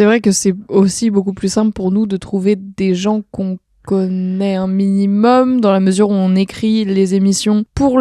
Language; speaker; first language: French; native; French